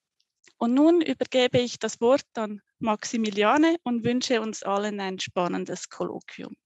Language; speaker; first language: German; native; German